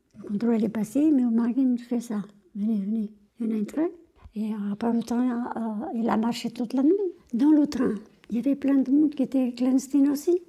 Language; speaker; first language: French; non-native, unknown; Portuguese